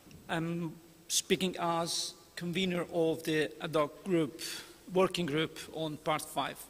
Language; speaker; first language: English; non-native, fluent; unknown